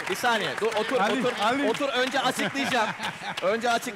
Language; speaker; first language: Turkish; native; Turkish